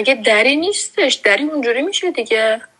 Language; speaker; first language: Persian; native; Persian